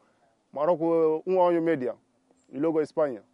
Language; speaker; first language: Spanish; non-native, learner; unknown